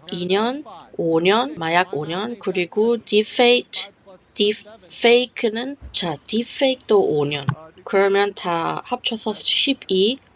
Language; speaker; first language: Korean; non-native, fluent; English